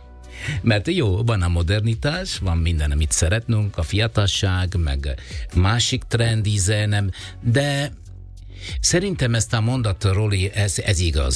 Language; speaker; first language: Hungarian; non-native, fluent; Italian